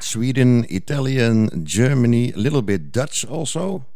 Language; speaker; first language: English; non-native, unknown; Dutch